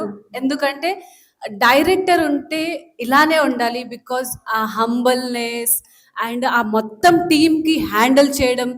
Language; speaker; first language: Telugu; non-native, local second language; Marathi